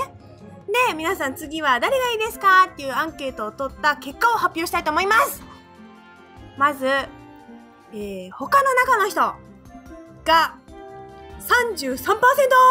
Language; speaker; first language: Japanese; native; Japanese